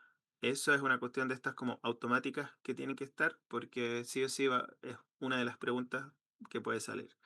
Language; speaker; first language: Spanish; native; Spanish